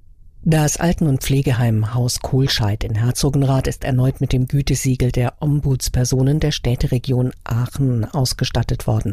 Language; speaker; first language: German; native; German